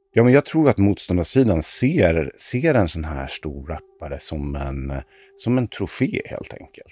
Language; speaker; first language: Swedish; native; Swedish